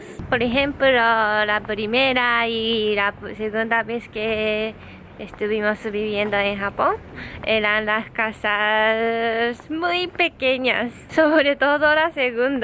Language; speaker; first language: Spanish; non-native, learner; Japanese